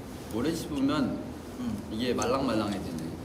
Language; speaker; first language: Korean; native; Korean